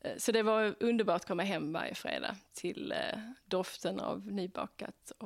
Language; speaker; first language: Swedish; native; Swedish